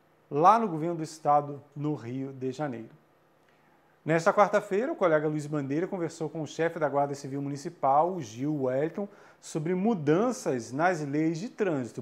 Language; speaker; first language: Portuguese; native; Portuguese